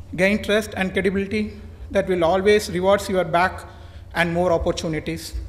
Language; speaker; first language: English; non-native, local second language; Tamil